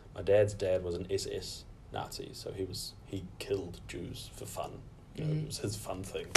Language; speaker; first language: English; native; English